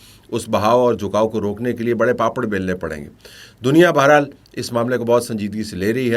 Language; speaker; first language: Urdu; native; Urdu